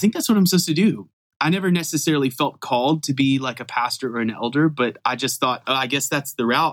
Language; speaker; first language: English; native; English